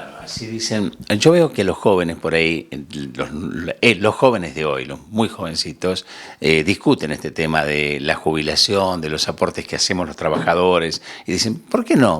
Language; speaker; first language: Spanish; native; Spanish